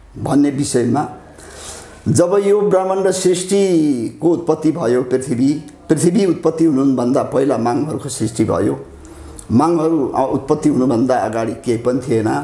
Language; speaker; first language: Nepali; non-native, local second language; Limbu